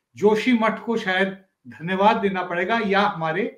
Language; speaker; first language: Hindi; native; Hindi